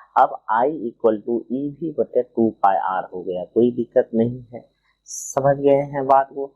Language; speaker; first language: Hindi; native; Hindi